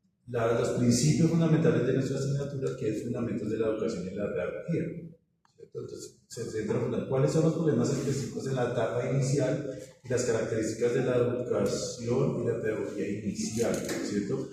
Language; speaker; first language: Spanish; native; Spanish